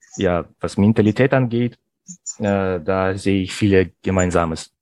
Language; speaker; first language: German; non-native, fluent; Russian